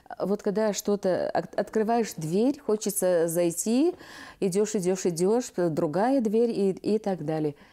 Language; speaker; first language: Russian; non-native, local second language; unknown